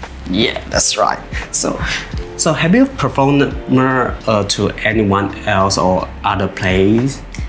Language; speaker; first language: English; non-native, learner; Chinese